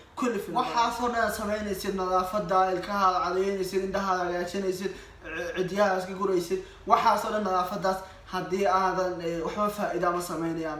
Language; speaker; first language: Somali; early bilingual, heritage; Somali